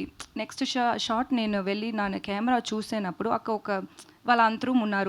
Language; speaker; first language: Telugu; non-native, learner; Tamil